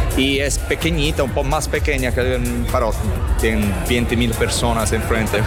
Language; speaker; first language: Spanish; non-native, learner; Italian